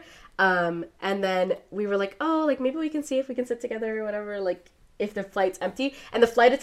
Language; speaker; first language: English; native; English